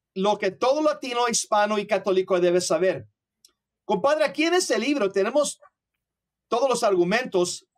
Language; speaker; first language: Spanish; early bilingual, other home language; English